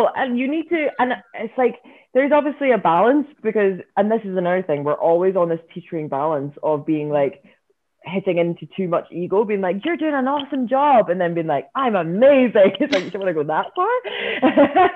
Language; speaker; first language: English; native; English